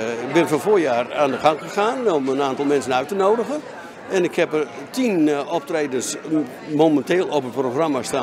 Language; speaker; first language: Dutch; native; Dutch